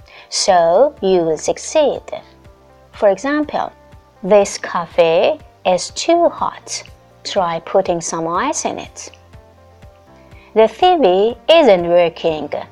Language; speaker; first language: English; non-native, fluent; Persian